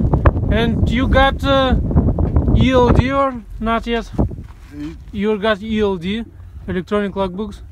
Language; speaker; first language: English; non-native, learner; Russian